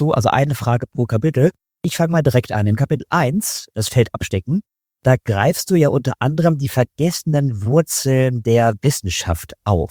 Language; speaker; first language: German; native; German